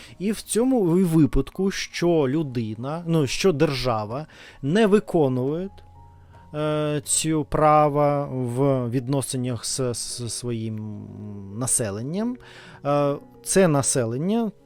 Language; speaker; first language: Ukrainian; non-native, learner; Russian